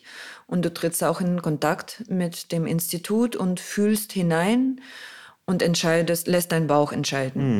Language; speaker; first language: German; non-native, fluent; Russian